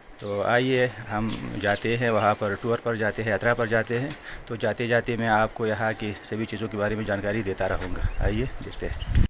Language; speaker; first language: Hindi; non-native, fluent; Pashto